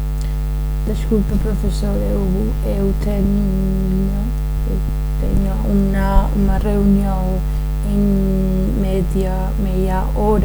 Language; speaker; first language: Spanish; non-native, learner; Portuguese